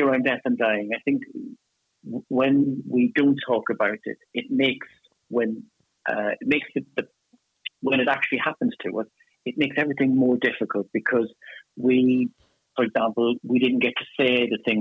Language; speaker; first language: English; native; English